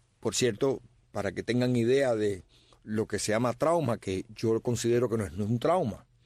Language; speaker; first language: Spanish; native; Spanish